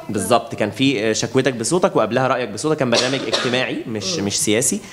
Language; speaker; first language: Arabic; native; Arabic